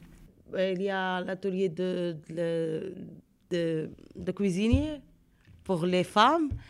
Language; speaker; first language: French; non-native, learner; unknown